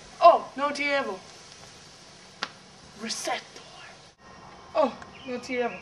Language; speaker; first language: Spanish; non-native, learner; English